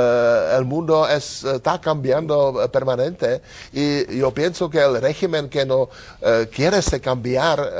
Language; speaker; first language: Spanish; non-native, learner; Czech